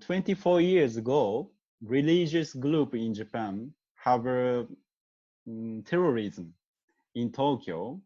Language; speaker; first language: English; non-native, learner; Japanese